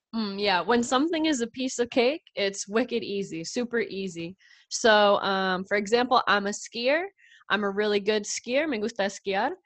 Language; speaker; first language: English; native; English